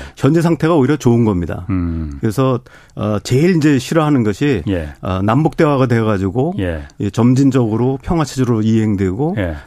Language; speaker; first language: Korean; native; Korean